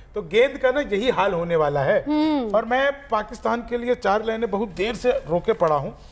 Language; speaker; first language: Hindi; native; Hindi